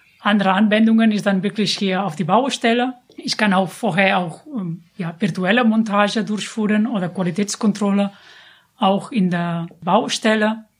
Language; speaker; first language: German; non-native, fluent; Catalan